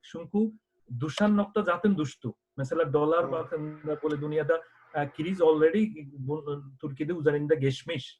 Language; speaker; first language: Turkish; non-native, fluent; Bangla